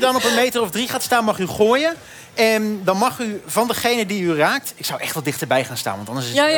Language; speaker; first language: Dutch; native; Dutch